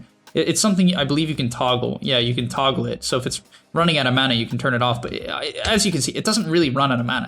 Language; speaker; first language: English; native; English